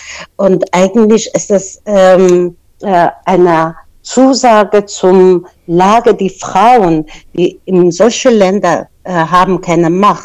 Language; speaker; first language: German; non-native, fluent; Persian